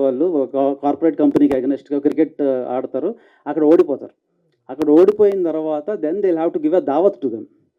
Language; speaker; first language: Telugu; native; Telugu